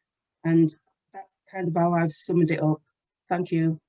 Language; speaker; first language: English; native; English